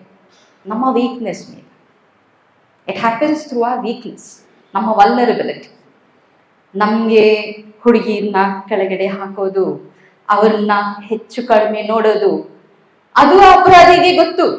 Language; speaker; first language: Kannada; non-native, local second language; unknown